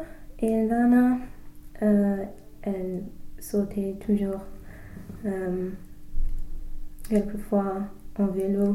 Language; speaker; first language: French; non-native, learner; English